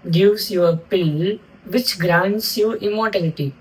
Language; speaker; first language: English; non-native, local second language; Tamil